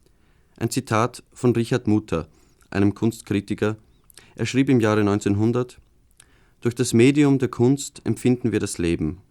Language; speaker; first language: German; native; German